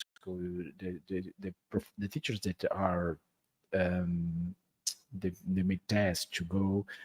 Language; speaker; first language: English; non-native, learner; Portuguese